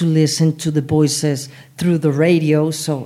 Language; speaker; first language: English; non-native, learner; Spanish